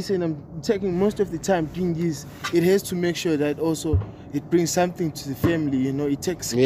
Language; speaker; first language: English; non-native, local second language; North Ndebele